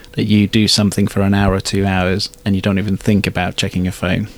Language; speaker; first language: English; non-native, fluent; Hungarian